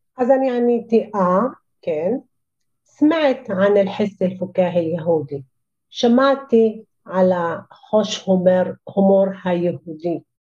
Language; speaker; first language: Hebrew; non-native, local second language; Arabic